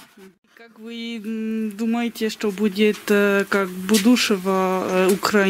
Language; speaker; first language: Russian; non-native, learner; French